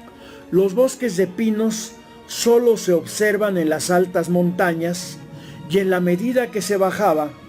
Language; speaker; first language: Spanish; native; Spanish